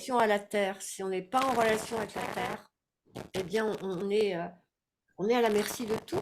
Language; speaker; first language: French; native; French